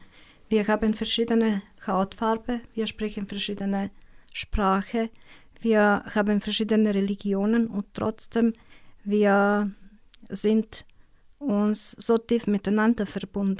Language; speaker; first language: German; non-native, learner; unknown